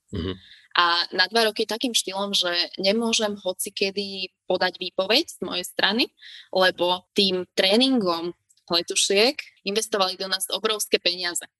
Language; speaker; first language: Slovak; native; Slovak